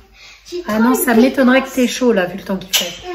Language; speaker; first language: French; native; French